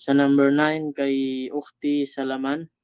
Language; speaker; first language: Filipino; native; Filipino